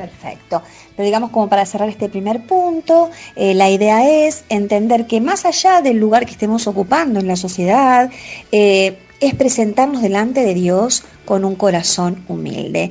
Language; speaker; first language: Spanish; native; Spanish